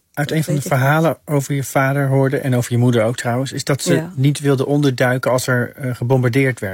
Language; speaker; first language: Dutch; native; Dutch